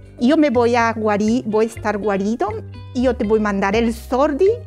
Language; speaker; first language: Italian; non-native, learner; Spanish